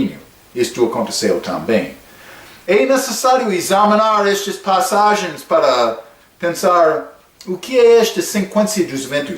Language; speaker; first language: Portuguese; non-native, fluent; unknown